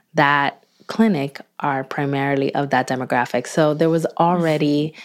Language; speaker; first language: English; native; English